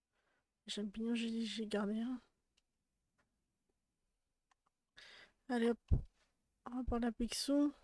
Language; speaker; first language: French; native; French